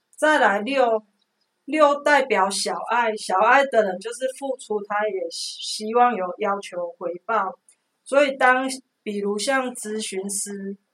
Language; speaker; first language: Chinese; non-native, local second language; Min Nan Chinese